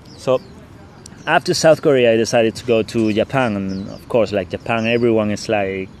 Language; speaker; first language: English; non-native, fluent; Spanish